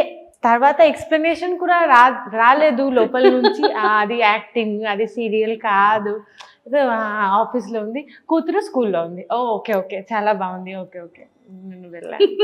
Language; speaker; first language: Telugu; non-native, learner; Bangla